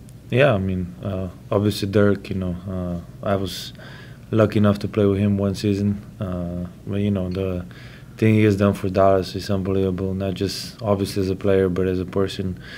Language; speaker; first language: English; non-native, fluent; Slovenian